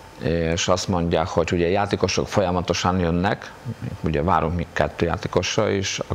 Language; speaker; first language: Hungarian; non-native, fluent; Polish